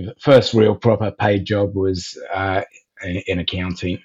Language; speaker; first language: English; native; English